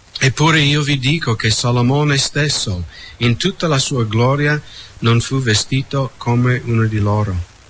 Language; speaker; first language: Italian; non-native, fluent; English